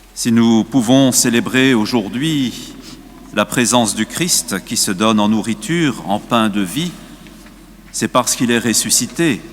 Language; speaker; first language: French; native; French